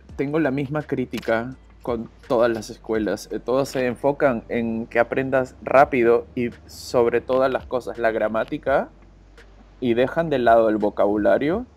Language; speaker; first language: Spanish; native; Spanish